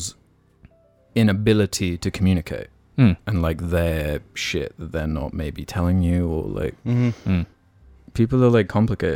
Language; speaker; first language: English; native; English